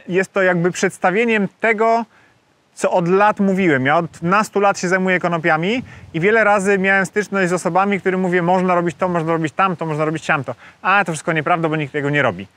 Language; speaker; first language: Polish; native; Polish